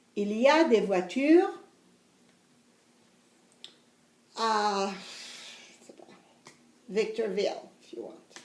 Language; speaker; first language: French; non-native, fluent; English